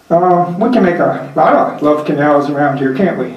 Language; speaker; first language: English; native; English